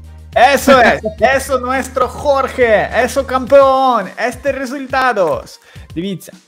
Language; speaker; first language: Spanish; non-native, learner; Ukrainian